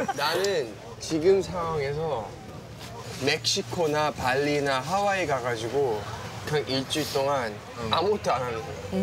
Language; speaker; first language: Korean; early bilingual, heritage; English